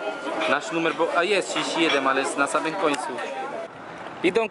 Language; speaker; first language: Polish; non-native, learner; Spanish